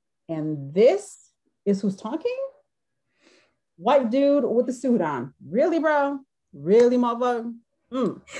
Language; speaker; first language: English; early bilingual, other home language; Spanish